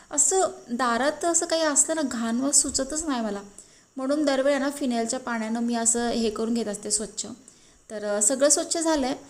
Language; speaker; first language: Marathi; native; Marathi